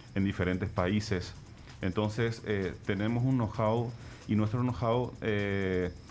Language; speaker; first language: Spanish; native; Spanish